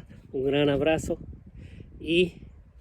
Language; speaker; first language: Spanish; non-native, fluent; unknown